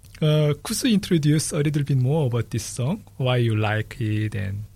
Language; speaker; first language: English; non-native, fluent; Korean